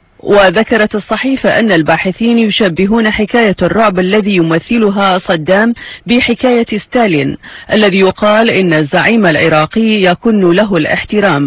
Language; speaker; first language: Arabic; native; Arabic